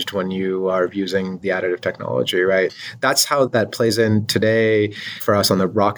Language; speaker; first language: English; non-native, local second language; Urdu